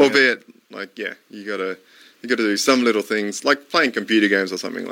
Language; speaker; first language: English; native; English